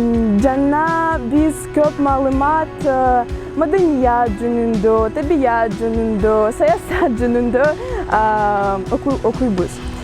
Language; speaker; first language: Kyrgyz; non-native, learner; Russian